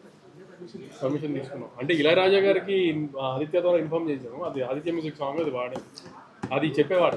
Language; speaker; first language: Telugu; native; Telugu